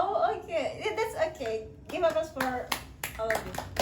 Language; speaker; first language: English; non-native, learner; Indonesian